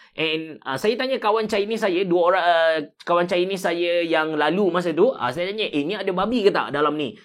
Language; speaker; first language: Malay; native; Malay